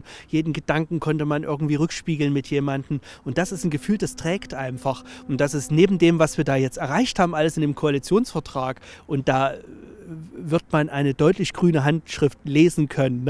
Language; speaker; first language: German; native; German